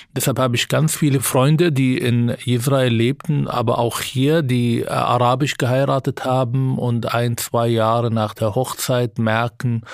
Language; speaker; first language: German; non-native, fluent; Hebrew